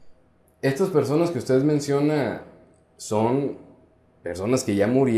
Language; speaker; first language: Spanish; native; Spanish